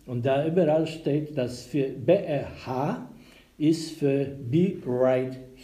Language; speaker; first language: German; non-native, learner; Polish